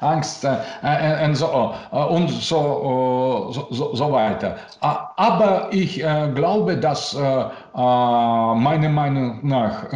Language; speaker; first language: German; non-native, learner; Russian